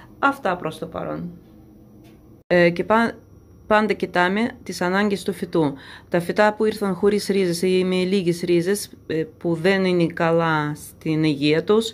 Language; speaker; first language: Greek; non-native, fluent; Russian